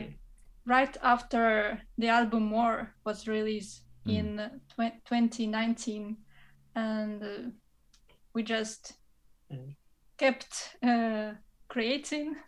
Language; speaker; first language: English; non-native, fluent; Russian